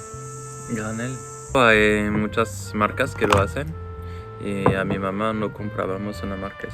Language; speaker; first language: Spanish; non-native, fluent; French